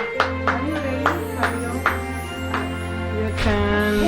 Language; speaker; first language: English; non-native, learner; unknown